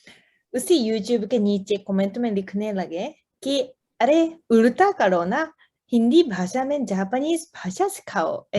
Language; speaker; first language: Hindi; non-native, fluent; Japanese